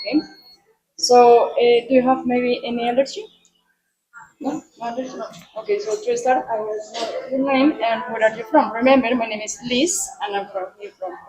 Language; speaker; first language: English; non-native, fluent; Spanish